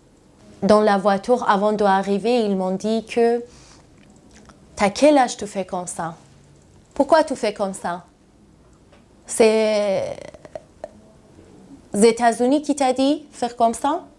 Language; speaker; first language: French; non-native, learner; Persian